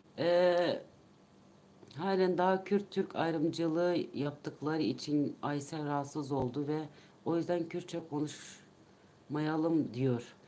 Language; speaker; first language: Turkish; non-native, local second language; Kurdish